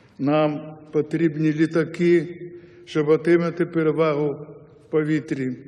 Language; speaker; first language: Ukrainian; non-native, local second language; Yiddish